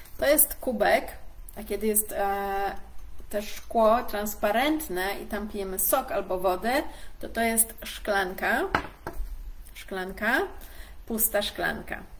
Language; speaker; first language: Polish; native; Polish